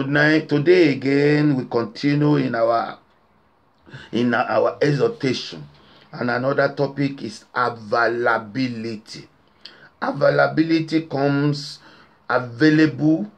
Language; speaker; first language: English; non-native, local second language; Yoruba